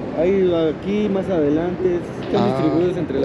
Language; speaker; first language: Spanish; native; Spanish